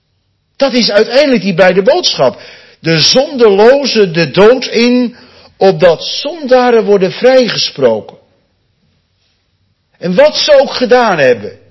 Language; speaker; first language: Dutch; native; Dutch